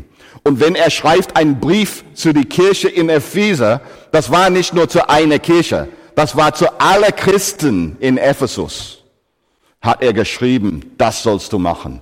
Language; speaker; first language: German; non-native, fluent; English